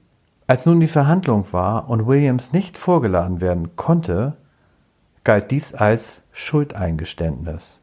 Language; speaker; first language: German; native; German